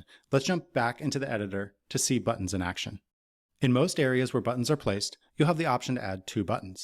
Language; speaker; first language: English; native; English